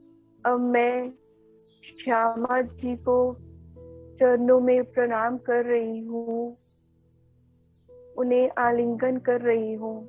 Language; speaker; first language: Hindi; native; Hindi